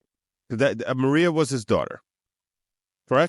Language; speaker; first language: English; native; English